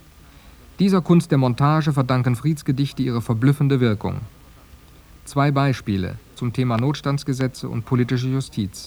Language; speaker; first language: German; native; German